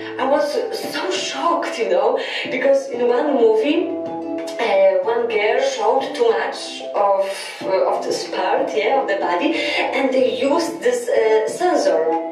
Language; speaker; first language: English; non-native, fluent; Polish